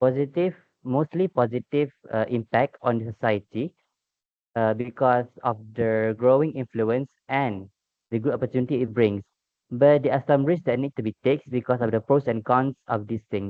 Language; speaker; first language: English; non-native, local second language; Malay